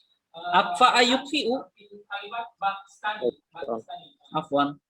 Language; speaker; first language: Arabic; non-native, fluent; Indonesian